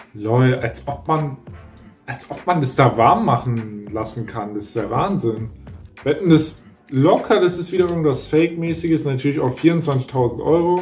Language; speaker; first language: German; native; German